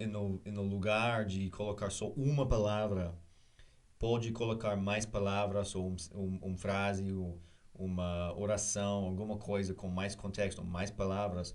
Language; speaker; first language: Portuguese; non-native, learner; English